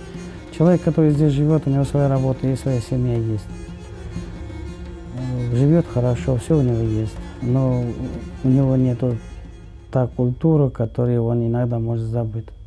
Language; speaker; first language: Russian; non-native, local second language; Georgian